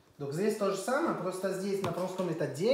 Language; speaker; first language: Russian; non-native, fluent; French